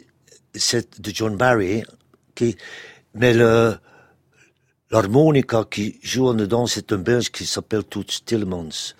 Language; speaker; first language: French; non-native, local second language; Dutch